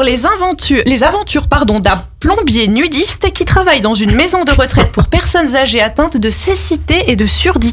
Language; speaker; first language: French; native; French